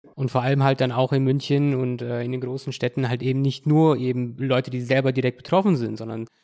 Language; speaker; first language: German; native; German